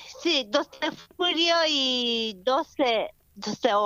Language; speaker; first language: Spanish; non-native, learner; Japanese